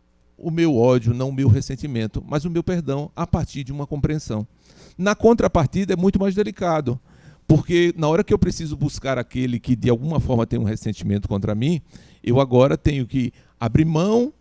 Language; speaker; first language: Portuguese; native; Portuguese